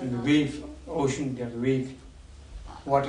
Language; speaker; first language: English; non-native, learner; Tibetan